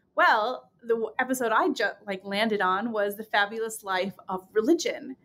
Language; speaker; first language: English; native; English